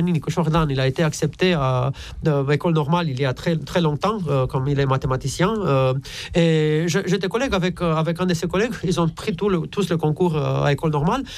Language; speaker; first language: French; non-native, fluent; Romanian